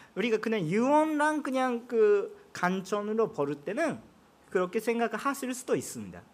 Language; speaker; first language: Korean; non-native, fluent; Japanese